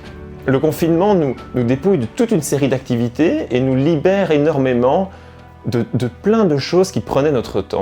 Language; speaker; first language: French; native; French